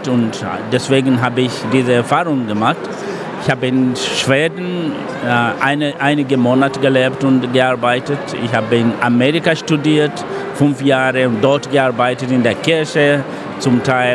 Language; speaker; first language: German; non-native, fluent; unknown